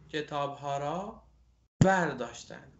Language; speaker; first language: Persian; non-native, fluent; Urdu